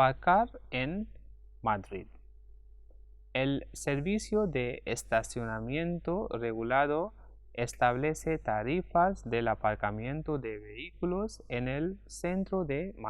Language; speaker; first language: Spanish; non-native, fluent; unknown